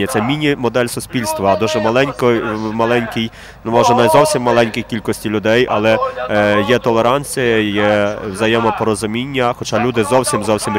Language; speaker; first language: Ukrainian; native; Ukrainian